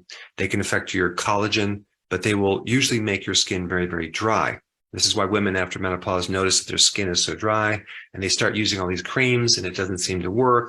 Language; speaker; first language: English; native; English